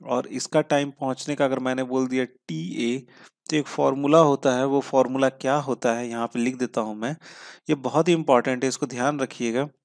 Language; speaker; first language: Hindi; native; Hindi